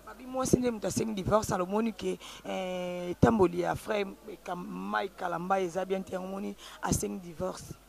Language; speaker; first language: Lingala; native; Lingala